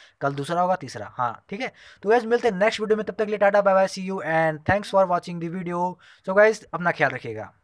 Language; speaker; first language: Hindi; native; Hindi